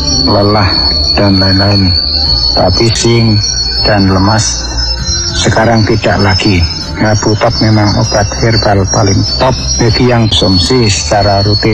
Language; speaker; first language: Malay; non-native, local second language; Javanese